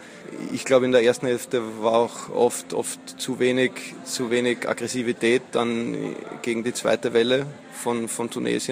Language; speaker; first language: German; native; German